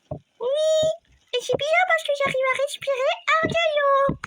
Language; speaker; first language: French; native; French